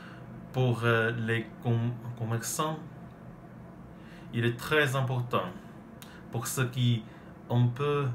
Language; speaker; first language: French; non-native, learner; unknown